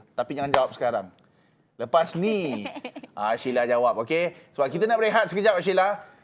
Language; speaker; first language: Malay; native; Malay